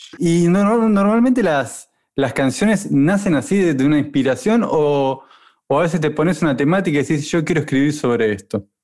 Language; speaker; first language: Spanish; native; Spanish